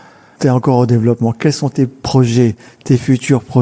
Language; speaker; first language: French; native; French